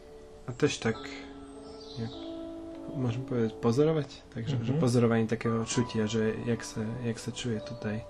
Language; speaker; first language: Polish; non-native, learner; Slovak